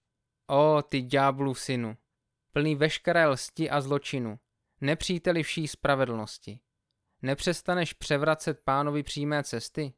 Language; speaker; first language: Czech; native; Czech